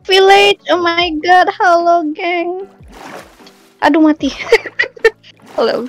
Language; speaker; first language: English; non-native, learner; Indonesian